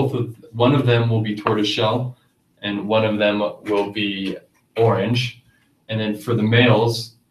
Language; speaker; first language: English; native; English